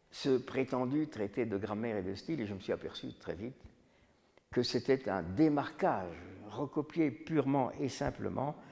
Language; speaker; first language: French; native; French